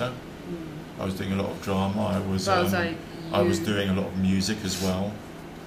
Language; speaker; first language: English; native; English